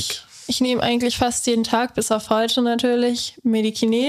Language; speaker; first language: German; native; German